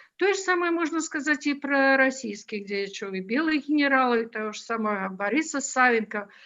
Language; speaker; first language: Belarusian; non-native, local second language; Russian